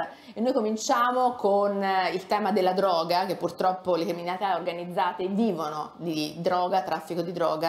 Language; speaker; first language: Italian; native; Italian